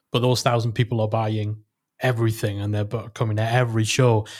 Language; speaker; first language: English; native; English